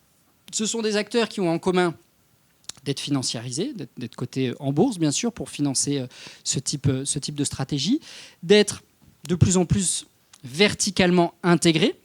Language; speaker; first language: French; native; French